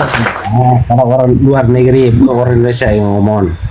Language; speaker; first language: Indonesian; non-native, fluent; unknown